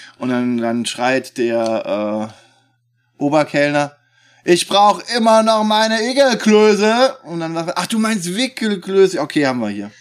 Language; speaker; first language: German; native; German